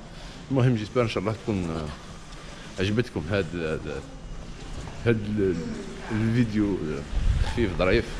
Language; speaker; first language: Arabic; native; Arabic